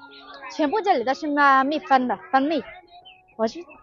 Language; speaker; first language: Chinese; non-native, fluent; Vietnamese